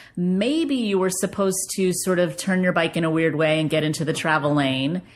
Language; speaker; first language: English; native; English